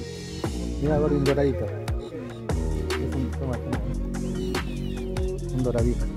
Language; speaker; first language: Spanish; native; Spanish